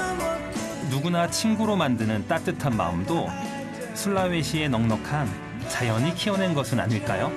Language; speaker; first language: Korean; native; Korean